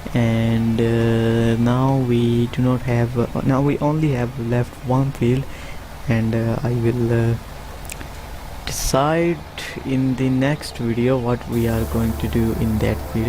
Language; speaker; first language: English; non-native, fluent; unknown